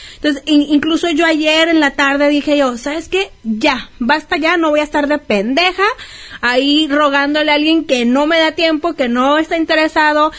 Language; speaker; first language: Spanish; native; Spanish